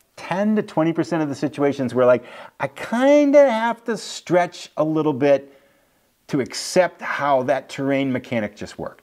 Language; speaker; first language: English; native; English